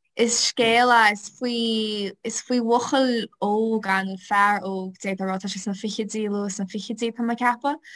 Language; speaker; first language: Irish; non-native, local second language; English